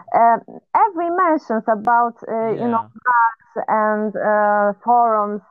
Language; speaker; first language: English; non-native, fluent; Polish